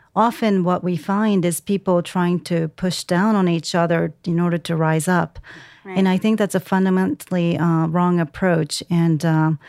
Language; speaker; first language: English; non-native, fluent; Japanese